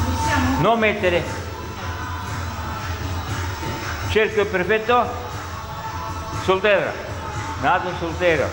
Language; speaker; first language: Italian; non-native, learner; Russian